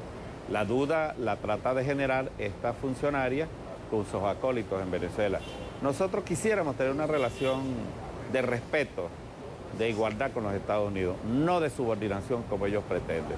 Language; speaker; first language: Spanish; native; Spanish